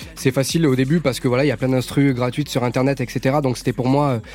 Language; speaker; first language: French; native; French